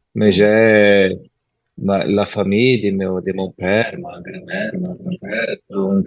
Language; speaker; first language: French; non-native, learner; Portuguese